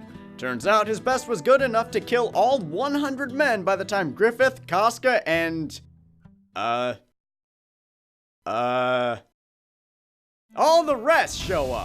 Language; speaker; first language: English; native; English